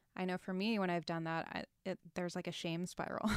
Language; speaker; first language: English; native; English